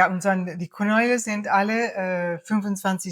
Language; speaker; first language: German; non-native, fluent; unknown